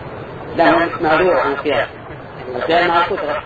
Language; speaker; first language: Arabic; native; Arabic